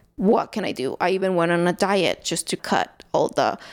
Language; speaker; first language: English; early bilingual, other home language; Spanish